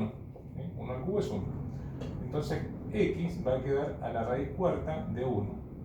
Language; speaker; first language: Spanish; native; Spanish